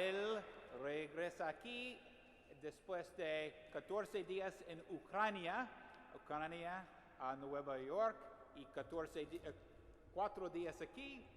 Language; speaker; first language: Spanish; non-native, learner; English